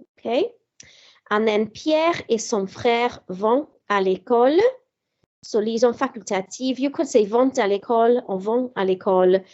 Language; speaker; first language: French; non-native, fluent; English